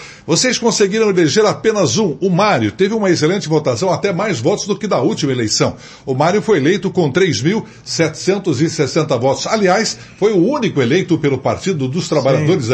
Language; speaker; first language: Portuguese; native; Portuguese